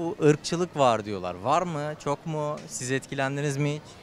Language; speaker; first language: Turkish; native; Turkish